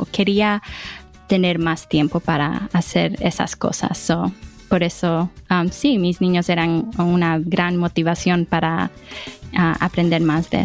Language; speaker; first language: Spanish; early bilingual, other home language; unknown